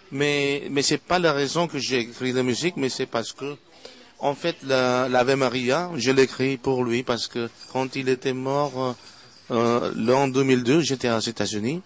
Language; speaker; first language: French; non-native, fluent; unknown